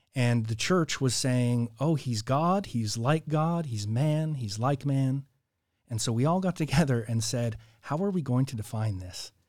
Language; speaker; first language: English; native; English